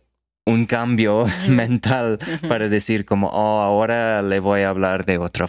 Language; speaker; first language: Spanish; non-native, fluent; English